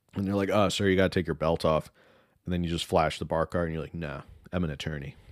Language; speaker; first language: English; early bilingual, other home language; Spanish